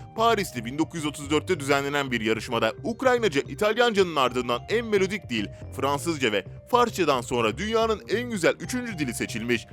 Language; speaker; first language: Turkish; native; Turkish